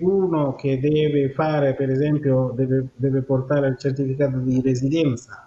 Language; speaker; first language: Italian; non-native, fluent; Bangla